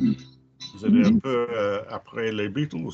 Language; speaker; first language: French; non-native, fluent; English